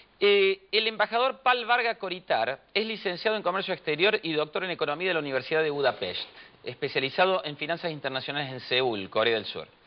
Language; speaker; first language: Spanish; native; Spanish